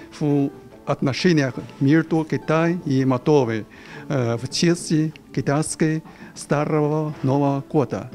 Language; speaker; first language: Russian; non-native, learner; Chinese